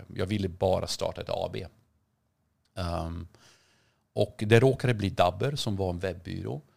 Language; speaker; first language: Swedish; early bilingual, other home language; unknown